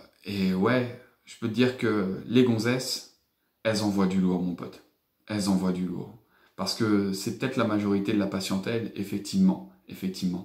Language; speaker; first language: French; native; French